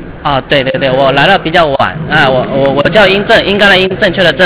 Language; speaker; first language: Chinese; native; Chinese